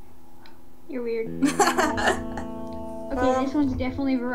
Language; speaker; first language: English; native; English